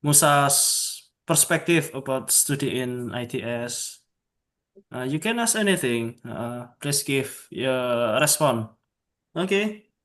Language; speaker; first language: English; non-native, local second language; Javanese